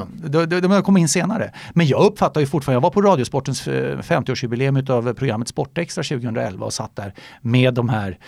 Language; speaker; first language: Swedish; native; Swedish